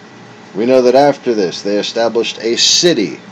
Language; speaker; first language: English; native; English